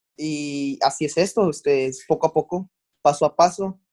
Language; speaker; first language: Spanish; native; Spanish